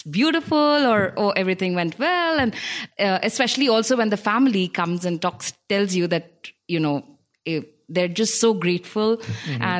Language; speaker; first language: English; non-native, local second language; Telugu